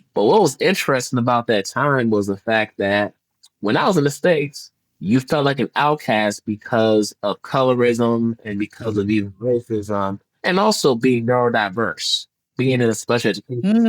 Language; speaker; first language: English; early bilingual, other home language; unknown